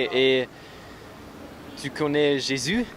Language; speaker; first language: French; non-native, learner; German